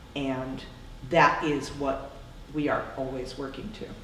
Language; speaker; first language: English; native; English